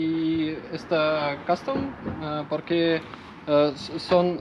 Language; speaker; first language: Spanish; non-native, learner; Russian